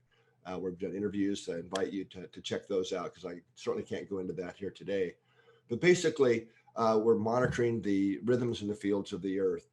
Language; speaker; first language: English; native; English